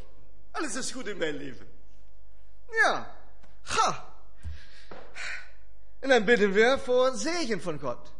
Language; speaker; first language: Dutch; non-native, fluent; German